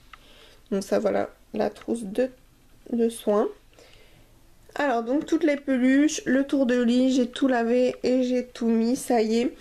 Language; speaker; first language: French; native; French